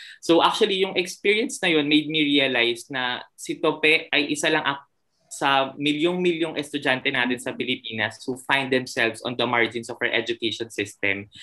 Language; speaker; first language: Filipino; non-native, local second language; Cebuano